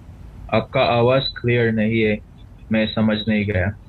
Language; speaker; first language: Hindi; non-native, learner; Persian